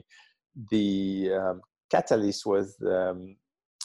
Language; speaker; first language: English; non-native, fluent; French